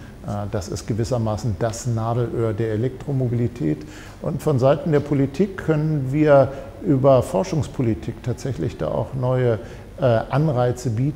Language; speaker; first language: German; native; German